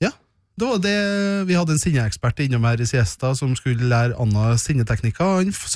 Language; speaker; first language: Norwegian; native; Norwegian